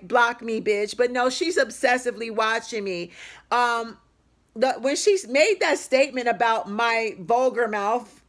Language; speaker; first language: English; native; English